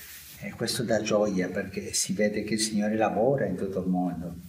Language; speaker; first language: Italian; early bilingual, heritage; Spanish